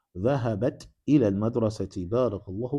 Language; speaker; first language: Arabic; non-native, fluent; English